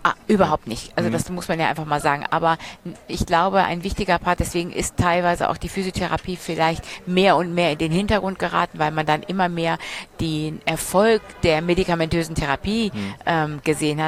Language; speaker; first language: German; native; German